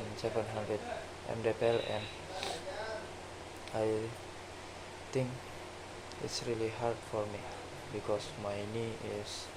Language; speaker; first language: English; non-native, learner; Indonesian